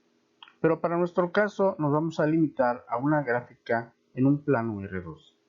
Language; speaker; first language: Spanish; native; Spanish